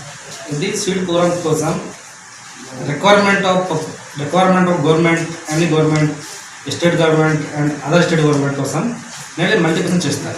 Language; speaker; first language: Telugu; non-native, learner; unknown